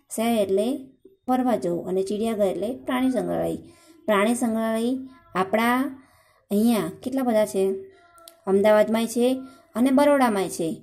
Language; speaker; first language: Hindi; non-native, local second language; Gujarati